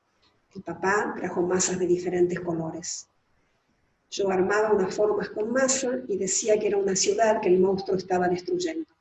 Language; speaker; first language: Spanish; native; Spanish